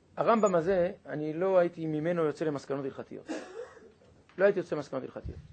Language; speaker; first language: Hebrew; native; Hebrew